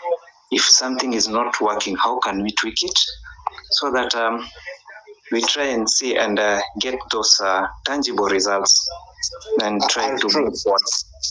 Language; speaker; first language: English; non-native, local second language; Swahili